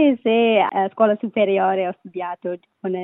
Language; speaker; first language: Italian; non-native, fluent; Sinhala